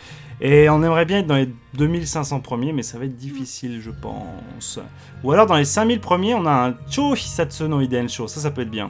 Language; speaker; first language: French; native; French